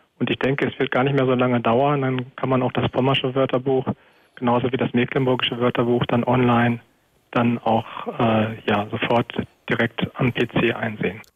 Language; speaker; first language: German; native; German